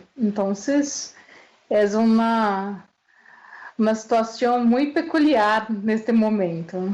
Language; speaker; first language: Spanish; non-native, fluent; Portuguese